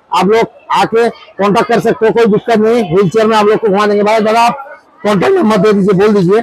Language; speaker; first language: Hindi; non-native, local second language; Bangla